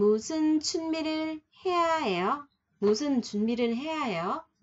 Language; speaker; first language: Korean; non-native, fluent; Vietnamese